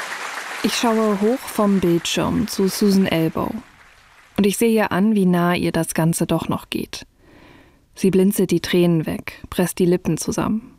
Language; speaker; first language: German; native; German